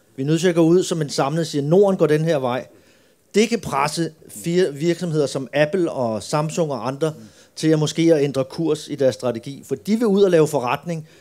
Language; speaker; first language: Swedish; non-native, learner; Danish